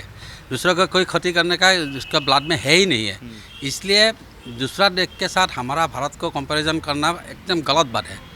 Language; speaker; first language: Hindi; non-native, local second language; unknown